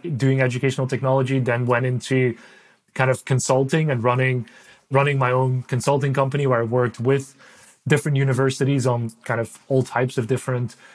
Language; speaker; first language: English; non-native, fluent; Dutch